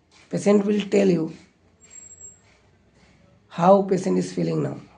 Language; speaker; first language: English; non-native, local second language; Bangla